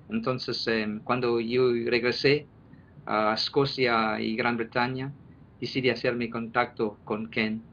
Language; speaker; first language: Spanish; non-native, fluent; English